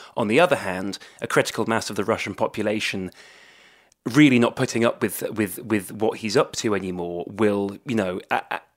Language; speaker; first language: English; native; English